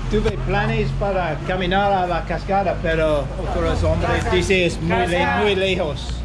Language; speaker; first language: Spanish; non-native, learner; English